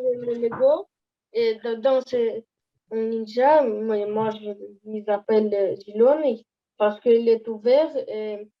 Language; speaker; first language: French; non-native, learner; Russian